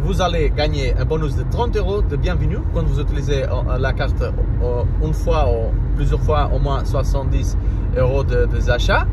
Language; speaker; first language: French; non-native, learner; Portuguese